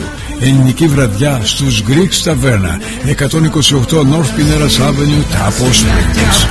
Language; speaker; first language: Greek; early bilingual, heritage; Greek